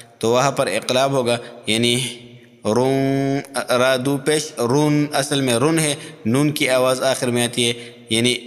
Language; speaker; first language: Urdu; non-native, local second language; Pashto